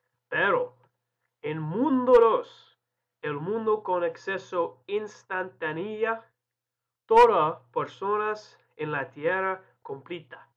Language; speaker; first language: Spanish; non-native, learner; English